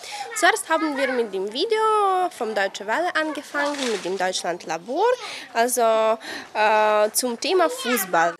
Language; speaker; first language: German; non-native, fluent; Ukrainian